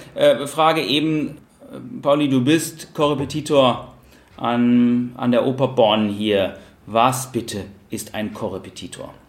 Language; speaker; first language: German; non-native, fluent; Finnish